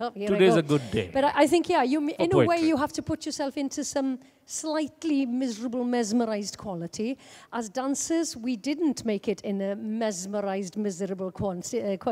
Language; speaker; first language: English; native; English